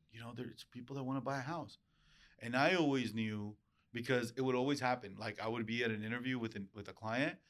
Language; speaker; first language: English; early bilingual, other home language; Spanish